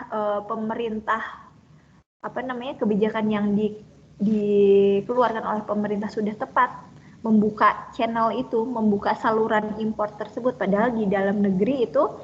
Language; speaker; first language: Indonesian; native; Indonesian